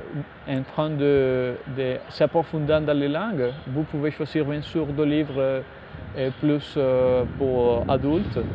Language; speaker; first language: French; non-native, fluent; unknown